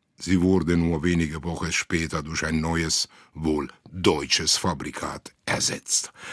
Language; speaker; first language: German; non-native, fluent; Italian